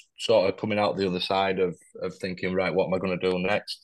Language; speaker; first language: English; native; English